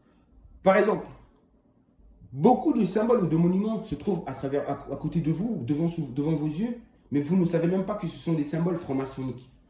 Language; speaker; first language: French; non-native, local second language; Kongo